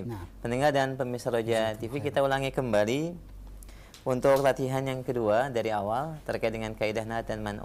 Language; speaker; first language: Indonesian; native; Indonesian